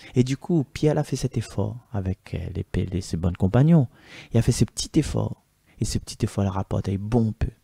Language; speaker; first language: French; non-native, local second language; Malagasy